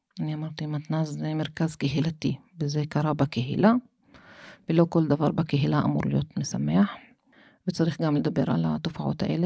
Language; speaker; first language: Hebrew; non-native, local second language; Arabic